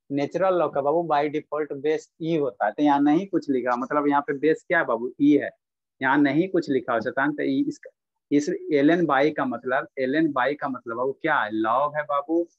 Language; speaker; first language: Hindi; native; Hindi